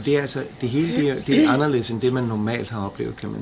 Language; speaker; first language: Danish; native; Danish